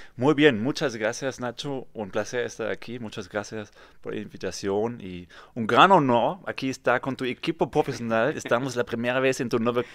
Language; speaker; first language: Spanish; non-native, fluent; German